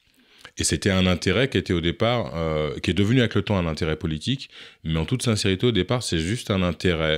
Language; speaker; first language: French; native; French